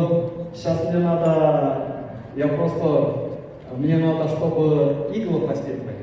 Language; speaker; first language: Russian; non-native, local second language; Kyrgyz